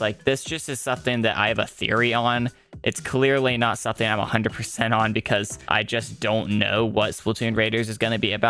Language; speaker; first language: English; native; English